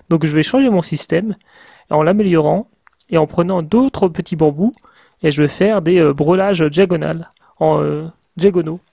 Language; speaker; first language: French; native; French